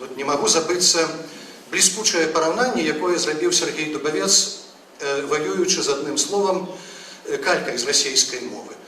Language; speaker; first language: Belarusian; native; Belarusian